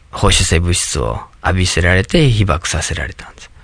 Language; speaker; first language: Japanese; non-native, fluent; English